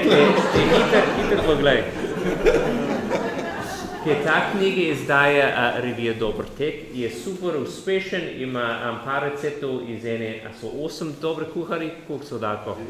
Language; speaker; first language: Slovenian; non-native, learner; English